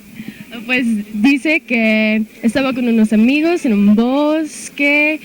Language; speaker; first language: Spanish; non-native, fluent; English